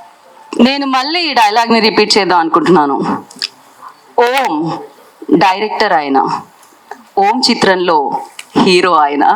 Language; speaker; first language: Telugu; native; Telugu